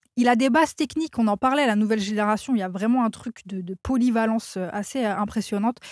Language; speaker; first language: French; native; French